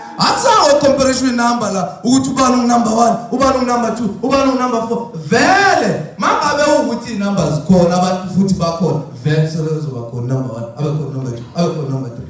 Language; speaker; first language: Zulu; non-native, local second language; Xhosa